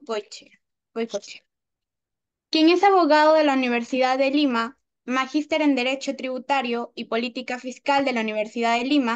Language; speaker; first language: Spanish; native; Spanish